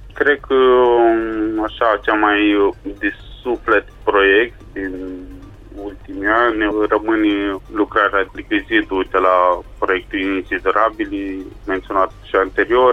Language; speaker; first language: Romanian; native; Romanian